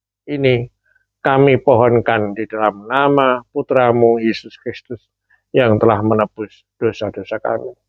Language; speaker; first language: Indonesian; native; Indonesian